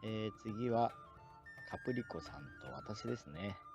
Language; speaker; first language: Japanese; native; Japanese